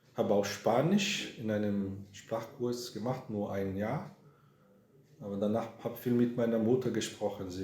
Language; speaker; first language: German; non-native, fluent; Portuguese